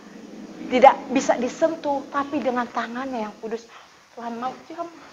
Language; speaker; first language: Indonesian; native; Indonesian